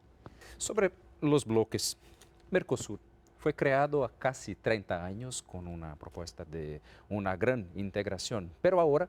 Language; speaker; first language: Spanish; non-native, fluent; Portuguese